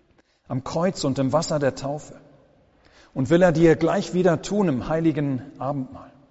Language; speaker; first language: German; native; German